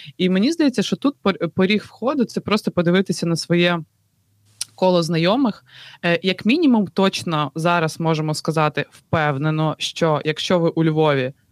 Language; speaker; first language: Ukrainian; native; Ukrainian